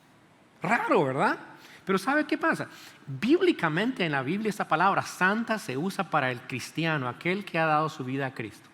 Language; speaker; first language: Spanish; native; Spanish